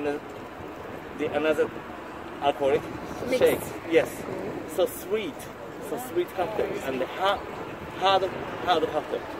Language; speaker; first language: English; non-native, learner; Japanese